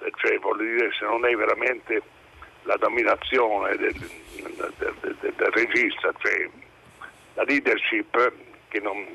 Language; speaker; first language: Italian; native; Italian